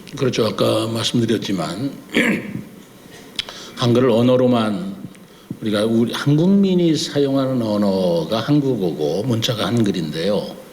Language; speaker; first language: Korean; native; Korean